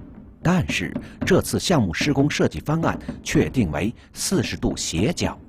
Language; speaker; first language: Chinese; native; Chinese